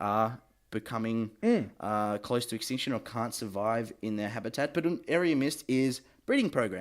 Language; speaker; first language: English; native; English